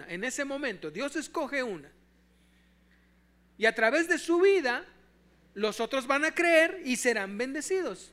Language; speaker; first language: Spanish; native; Spanish